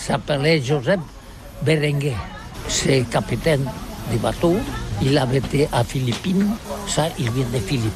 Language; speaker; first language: French; non-native, learner; Catalan